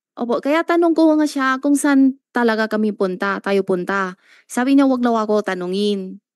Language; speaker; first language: Filipino; non-native, learner; Chinese